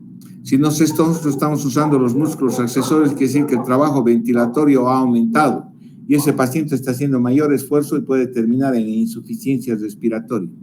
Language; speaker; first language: Spanish; native; Spanish